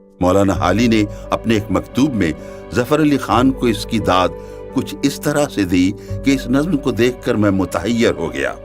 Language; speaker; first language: Urdu; native; Urdu